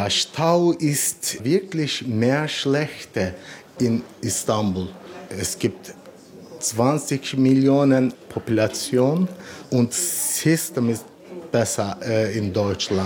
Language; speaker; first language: German; non-native, learner; Turkish